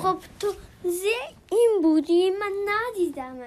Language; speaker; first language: Persian; early bilingual, heritage; Persian